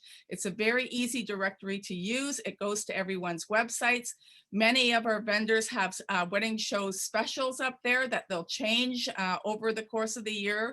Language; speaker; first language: English; native; English